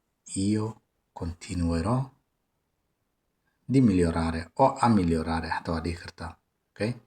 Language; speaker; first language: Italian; non-native, fluent; Somali